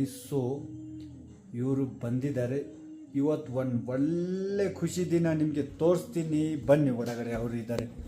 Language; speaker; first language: Kannada; non-native, fluent; Ladakhi